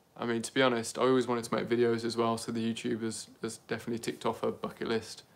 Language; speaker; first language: English; native; English